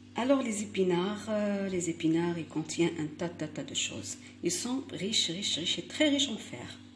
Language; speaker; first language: French; non-native, local second language; Arabic